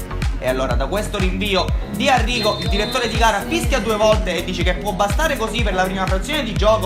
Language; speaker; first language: Italian; native; Italian